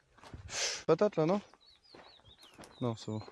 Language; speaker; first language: French; native; French